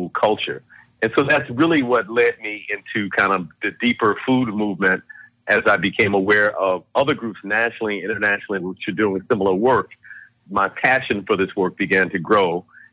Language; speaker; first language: English; native; English